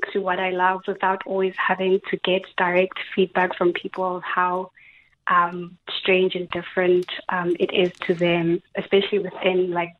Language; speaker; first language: English; non-native, local second language; Xhosa